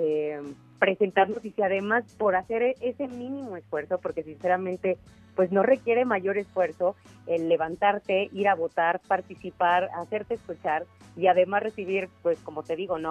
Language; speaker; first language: Spanish; native; Spanish